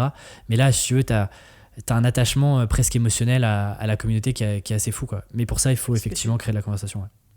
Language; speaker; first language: French; native; French